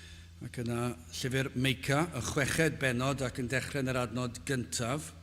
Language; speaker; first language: Welsh; native; Welsh